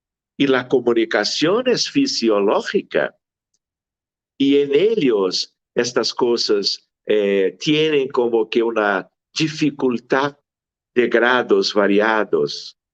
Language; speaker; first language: Spanish; non-native, fluent; Portuguese